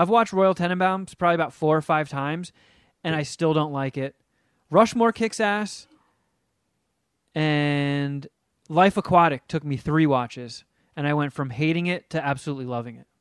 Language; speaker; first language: English; native; English